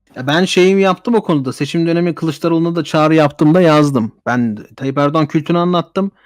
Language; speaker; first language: Turkish; native; Turkish